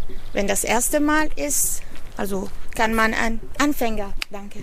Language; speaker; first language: German; non-native, fluent; Italian